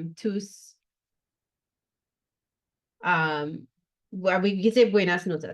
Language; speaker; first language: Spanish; non-native, fluent; English